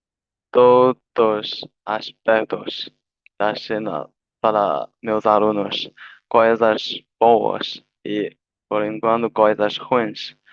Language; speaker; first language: Portuguese; non-native, learner; Chinese